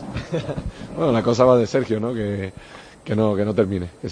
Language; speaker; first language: Spanish; native; Spanish